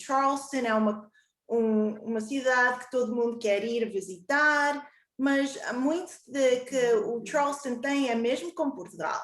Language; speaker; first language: Portuguese; early bilingual, heritage; Portuguese